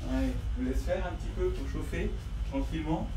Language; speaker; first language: French; native; French